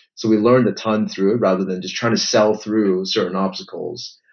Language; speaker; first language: English; native; English